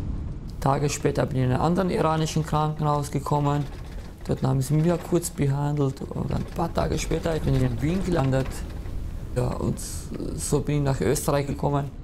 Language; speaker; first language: German; early bilingual, other home language; Kurdish